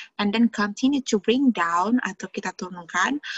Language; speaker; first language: English; non-native, fluent; Indonesian